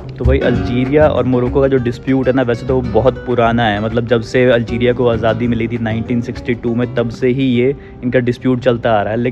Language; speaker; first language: Hindi; native; Hindi